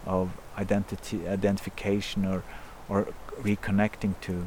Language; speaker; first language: English; non-native, fluent; Norwegian